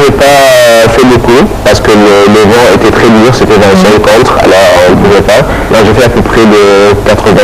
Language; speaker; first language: French; non-native, fluent; Arabic